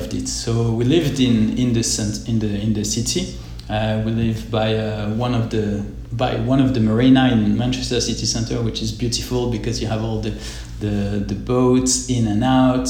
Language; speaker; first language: English; non-native, fluent; French